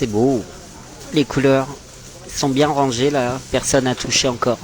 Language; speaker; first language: French; native; French